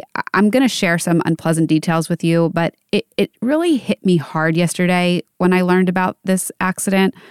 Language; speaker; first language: English; native; English